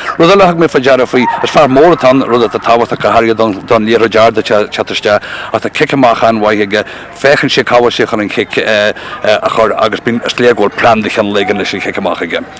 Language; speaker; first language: Irish; native; Irish